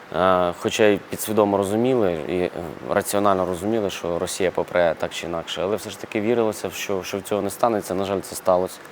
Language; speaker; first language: Ukrainian; non-native, local second language; Russian